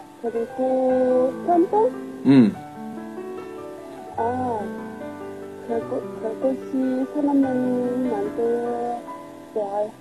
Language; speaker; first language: Korean; non-native, learner; Chinese